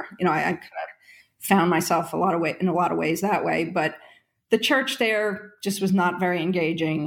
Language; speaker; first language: English; native; English